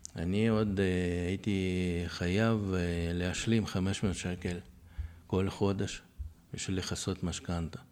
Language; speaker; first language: Hebrew; early bilingual, other home language; Russian